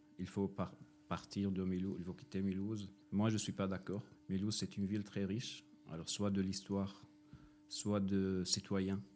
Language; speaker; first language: French; non-native, fluent; Arabic